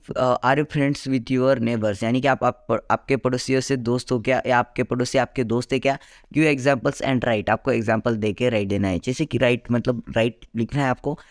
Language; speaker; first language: Hindi; non-native, local second language; Marathi